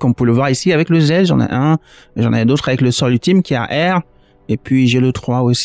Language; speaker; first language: French; native; French